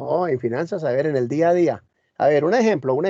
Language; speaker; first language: Spanish; native; Spanish